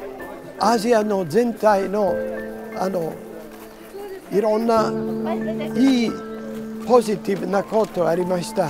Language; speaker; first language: Japanese; non-native, learner; Italian